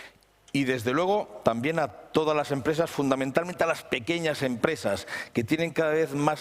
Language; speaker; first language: Spanish; native; Spanish